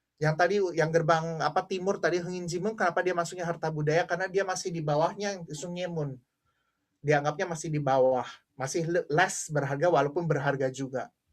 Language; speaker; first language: Indonesian; native; Indonesian